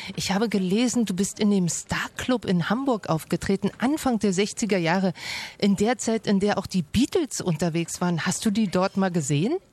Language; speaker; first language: German; native; German